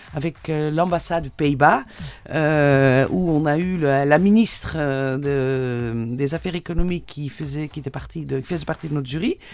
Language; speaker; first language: French; non-native, fluent; Dutch